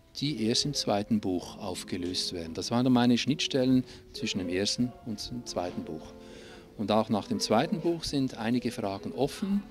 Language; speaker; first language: German; non-native, local second language; Italian